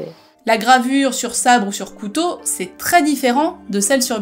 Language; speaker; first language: French; native; French